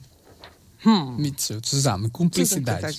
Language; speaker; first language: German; non-native, learner; Portuguese